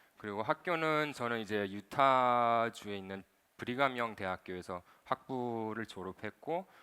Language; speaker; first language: Korean; early bilingual, other home language; English